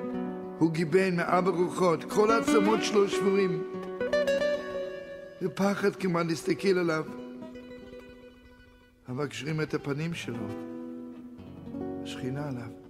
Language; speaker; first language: Hebrew; non-native, fluent; Yiddish